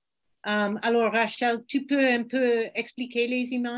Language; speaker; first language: French; non-native, fluent; English